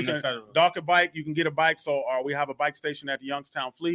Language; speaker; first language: English; native; English